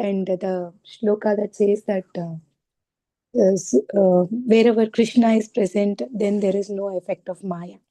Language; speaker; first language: English; non-native, fluent; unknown